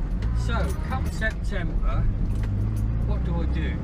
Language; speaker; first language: English; native; English